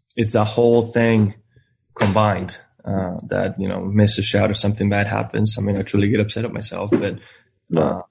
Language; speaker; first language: English; non-native, fluent; Spanish